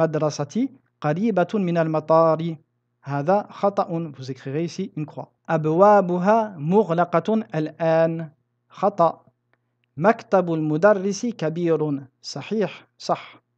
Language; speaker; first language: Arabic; non-native, fluent; French